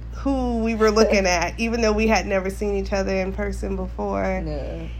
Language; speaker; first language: English; native; English